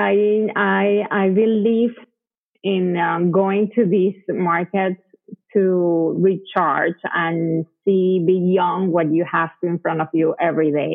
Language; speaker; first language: English; non-native, fluent; Spanish